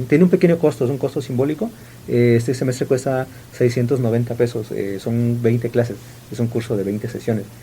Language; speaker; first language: Spanish; non-native, local second language; Zapotec